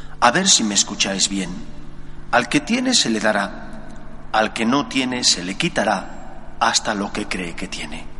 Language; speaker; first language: Spanish; native; Spanish